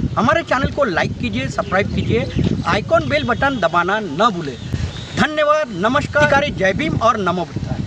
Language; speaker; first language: Hindi; non-native, local second language; Marathi